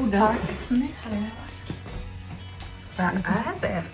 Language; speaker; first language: Swedish; non-native, learner; Japanese